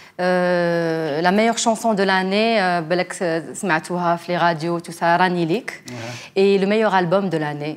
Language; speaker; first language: French; non-native, local second language; Arabic